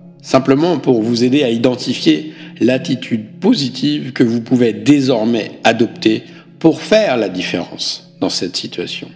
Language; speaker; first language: French; native; French